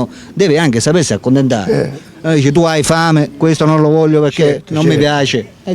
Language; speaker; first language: Italian; native; Italian